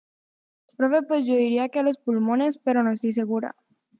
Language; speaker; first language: Spanish; native; Spanish